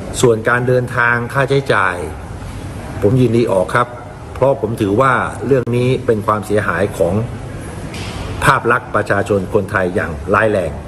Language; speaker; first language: Thai; native; Thai